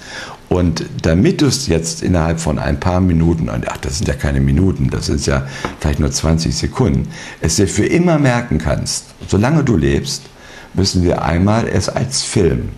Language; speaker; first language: German; native; German